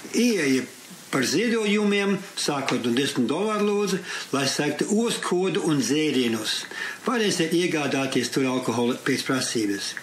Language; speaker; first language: Latvian; early bilingual, heritage; Latvian